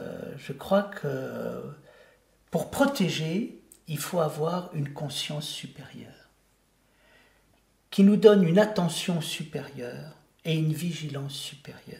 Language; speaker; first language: French; native; French